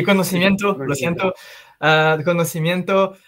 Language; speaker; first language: Spanish; non-native, fluent; French